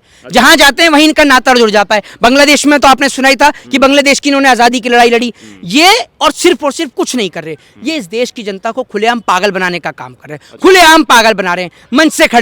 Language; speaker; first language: Hindi; native; Hindi